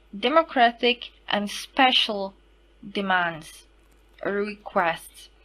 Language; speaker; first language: English; non-native, fluent; Slovak